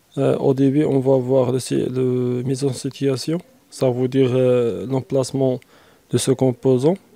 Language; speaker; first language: French; non-native, local second language; Arabic